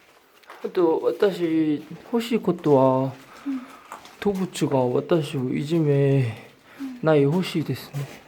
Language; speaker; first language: Japanese; non-native, learner; Korean